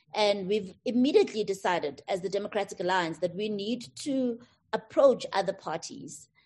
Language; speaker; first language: English; non-native, local second language; Tswana